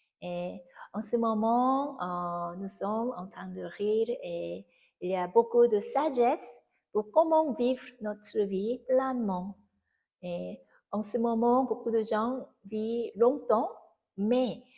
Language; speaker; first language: French; non-native, fluent; Korean